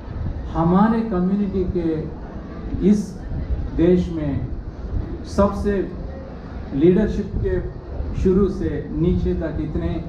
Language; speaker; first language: Hindi; non-native, local second language; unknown